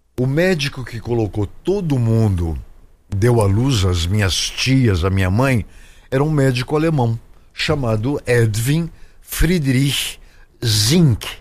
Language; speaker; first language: Portuguese; native; Portuguese